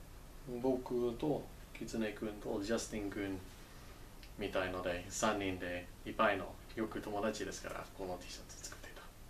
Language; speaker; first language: Japanese; non-native, learner; English